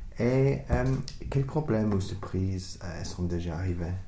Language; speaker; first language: French; non-native, fluent; English